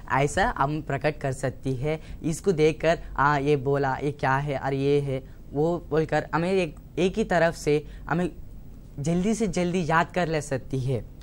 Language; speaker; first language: Hindi; non-native, local second language; Telugu